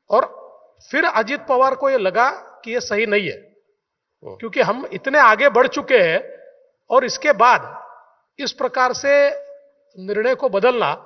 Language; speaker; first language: Hindi; non-native, local second language; Marathi